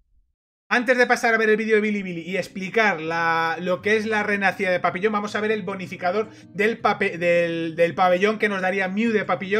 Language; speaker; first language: Spanish; native; Spanish